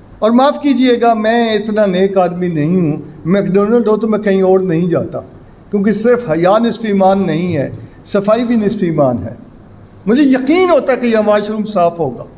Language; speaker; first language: Urdu; non-native, local second language; Punjabi